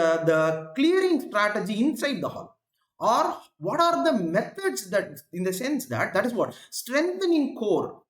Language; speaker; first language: English; non-native, local second language; Tamil